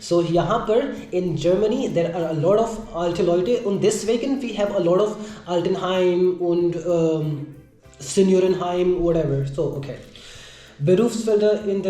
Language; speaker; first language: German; non-native, learner; Hindi